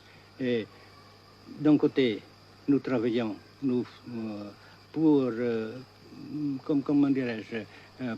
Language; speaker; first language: French; non-native, fluent; Vietnamese